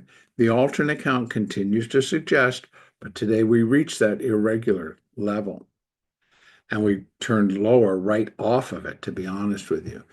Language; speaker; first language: English; native; English